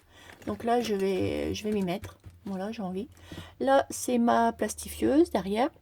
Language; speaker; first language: French; native; French